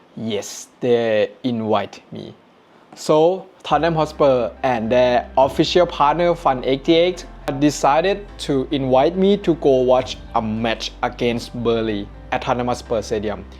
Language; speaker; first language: English; non-native, fluent; Thai